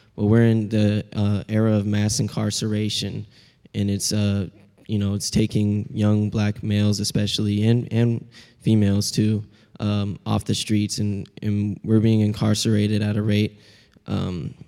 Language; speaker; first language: English; native; English